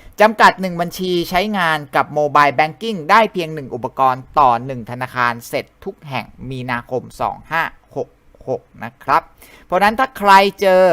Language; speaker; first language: Thai; native; Thai